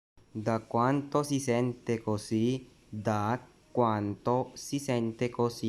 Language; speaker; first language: Italian; non-native, fluent; Urdu